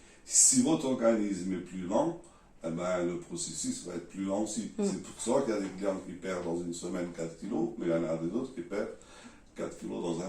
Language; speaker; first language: French; non-native, learner; Portuguese